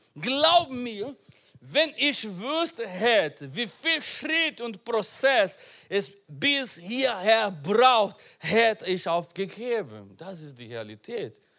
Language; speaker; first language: German; non-native, learner; Portuguese